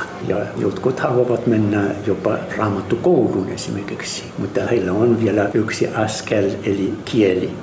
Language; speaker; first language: Finnish; non-native, fluent; Arabic